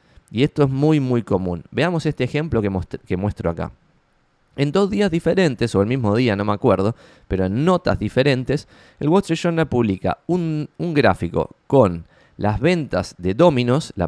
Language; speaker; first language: Spanish; native; Spanish